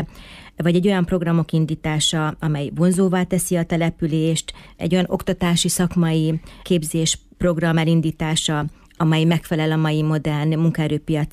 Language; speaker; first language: Hungarian; native; Hungarian